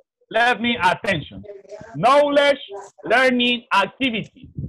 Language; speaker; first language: English; non-native, learner; Spanish